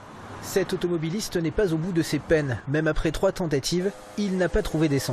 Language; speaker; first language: French; native; French